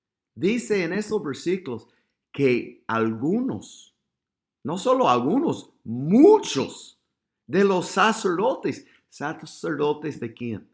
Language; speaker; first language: Spanish; non-native, fluent; English